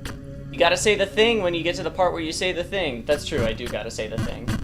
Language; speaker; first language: English; native; English